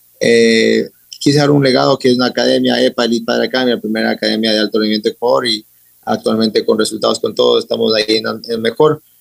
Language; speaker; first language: Spanish; native; Spanish